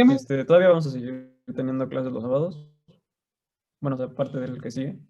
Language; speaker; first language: Spanish; native; Spanish